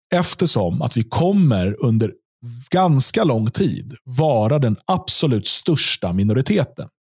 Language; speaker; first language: Swedish; native; Swedish